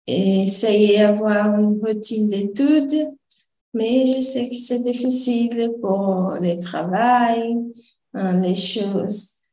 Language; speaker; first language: French; non-native, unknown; Portuguese